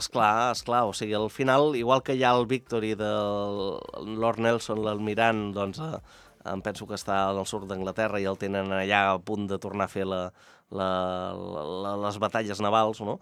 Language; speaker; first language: Catalan; native; Catalan